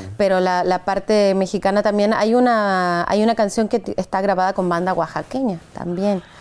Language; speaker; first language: Spanish; native; Spanish